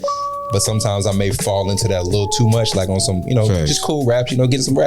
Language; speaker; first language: English; native; English